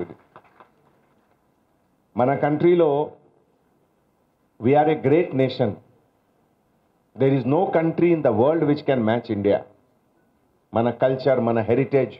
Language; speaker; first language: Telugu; non-native, local second language; Hindi